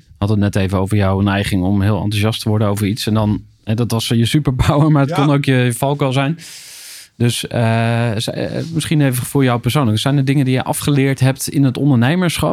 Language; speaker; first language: Dutch; native; Dutch